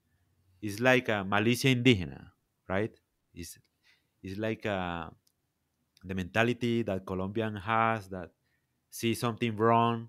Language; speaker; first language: English; non-native, learner; Spanish